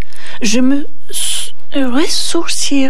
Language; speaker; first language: French; non-native, fluent; Turkish